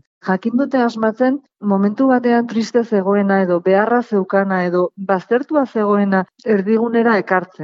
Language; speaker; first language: Basque; native; Basque